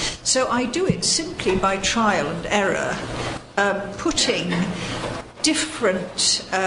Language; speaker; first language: English; native; English